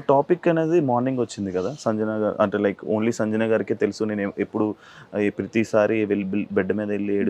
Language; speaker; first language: Telugu; native; Telugu